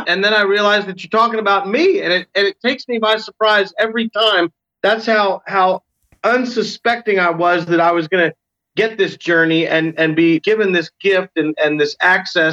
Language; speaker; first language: English; native; English